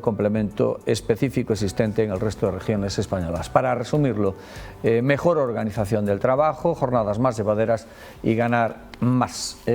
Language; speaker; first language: Spanish; native; Spanish